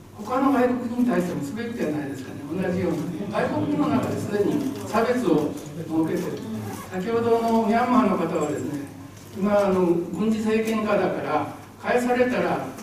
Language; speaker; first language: Japanese; native; Japanese